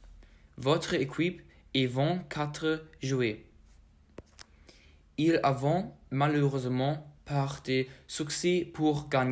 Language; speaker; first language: French; non-native, learner; German